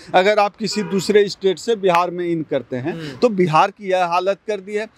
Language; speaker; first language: Hindi; native; Hindi